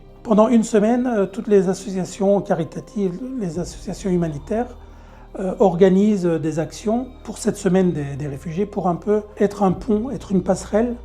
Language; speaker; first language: French; early bilingual, other home language; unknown